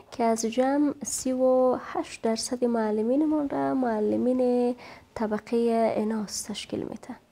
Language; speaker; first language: Persian; native; Persian